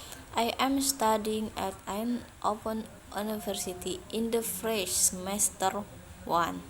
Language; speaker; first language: English; non-native, learner; Indonesian